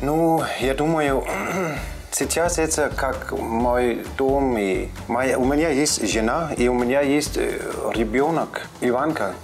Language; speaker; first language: Russian; non-native, learner; Danish